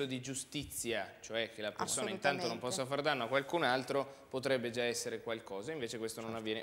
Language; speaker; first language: Italian; native; Italian